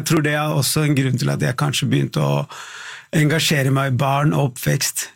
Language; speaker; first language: Norwegian; early bilingual, other home language; Tamil